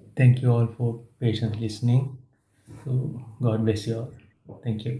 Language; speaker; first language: English; non-native, local second language; Sinhala